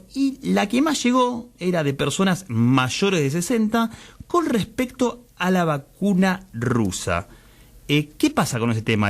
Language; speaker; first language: Spanish; native; Spanish